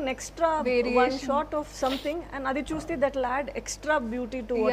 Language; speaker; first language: Telugu; non-native, fluent; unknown